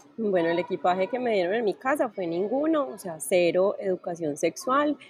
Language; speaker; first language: Spanish; native; Spanish